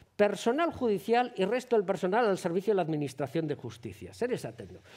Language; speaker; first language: Spanish; non-native, local second language; Basque